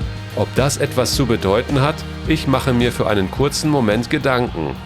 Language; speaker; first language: German; native; German